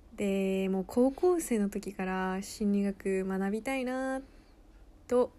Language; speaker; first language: Japanese; early bilingual, heritage; Japanese